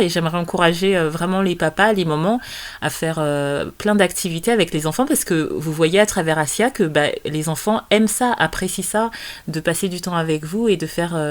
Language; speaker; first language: French; native; French